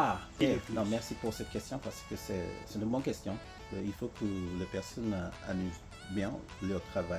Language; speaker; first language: French; non-native, learner; English